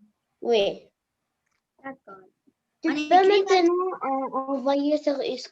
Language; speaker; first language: French; non-native, learner; Arabic